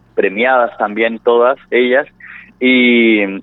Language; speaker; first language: Spanish; native; Spanish